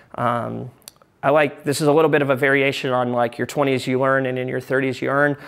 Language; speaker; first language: English; native; English